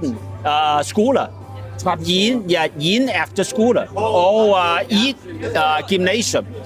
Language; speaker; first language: Danish; non-native, learner; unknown